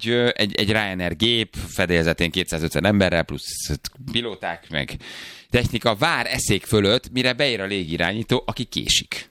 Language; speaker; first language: Hungarian; native; Hungarian